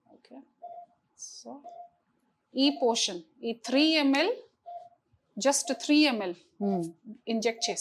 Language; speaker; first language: Telugu; non-native, local second language; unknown